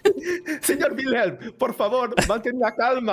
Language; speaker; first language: Spanish; non-native, learner; Portuguese